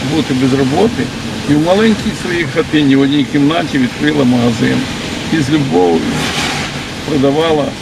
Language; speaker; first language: Ukrainian; native; Ukrainian